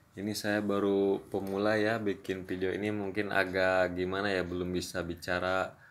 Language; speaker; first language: Indonesian; non-native, local second language; Sundanese